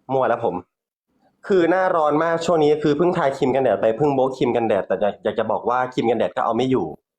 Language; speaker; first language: Thai; native; Thai